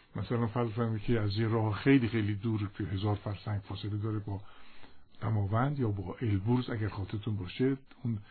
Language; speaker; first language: Persian; native; Persian